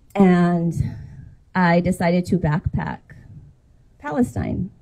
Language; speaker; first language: English; native; English